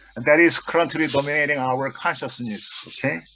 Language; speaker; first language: English; non-native, fluent; Korean